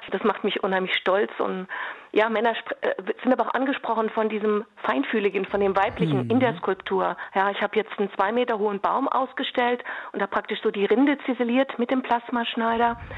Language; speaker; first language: German; native; German